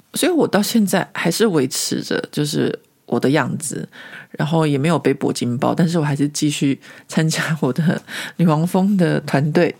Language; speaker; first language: Chinese; native; Chinese